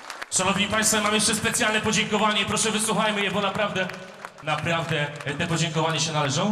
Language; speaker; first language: Polish; native; Polish